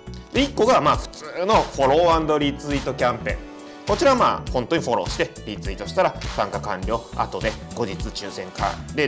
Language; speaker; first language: Japanese; native; Japanese